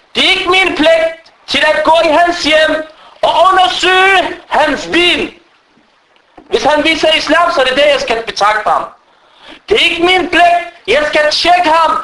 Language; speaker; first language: Danish; early bilingual, other home language; Arabic